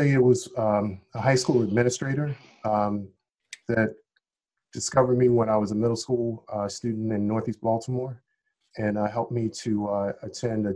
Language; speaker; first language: English; native; English